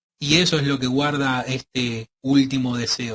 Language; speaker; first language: Spanish; native; Spanish